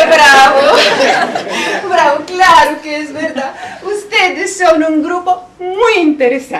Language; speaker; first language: Spanish; non-native, fluent; Bulgarian